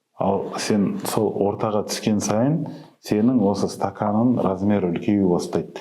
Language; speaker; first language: Kazakh; native; Kazakh